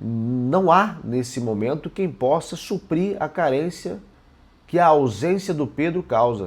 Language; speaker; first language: Portuguese; native; Portuguese